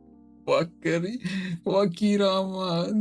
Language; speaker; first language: Japanese; non-native, learner; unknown